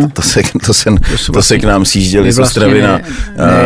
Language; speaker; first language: Czech; native; Czech